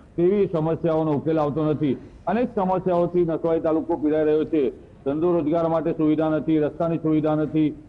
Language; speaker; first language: Gujarati; native; Gujarati